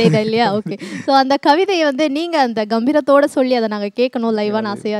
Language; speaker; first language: Tamil; native; Tamil